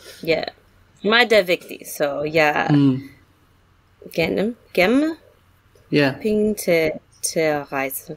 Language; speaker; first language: Danish; non-native, fluent; English